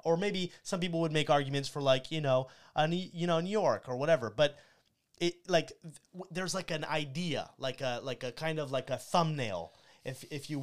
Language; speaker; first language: English; native; English